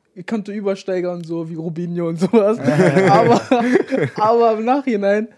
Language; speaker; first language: German; native; German